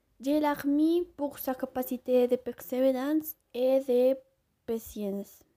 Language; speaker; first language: French; non-native, learner; Spanish